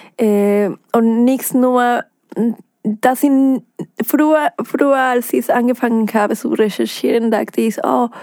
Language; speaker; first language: German; non-native, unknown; Spanish